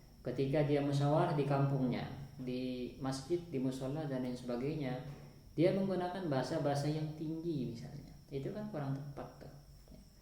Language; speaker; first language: Indonesian; non-native, local second language; Sasak